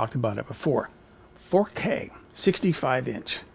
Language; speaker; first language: English; native; English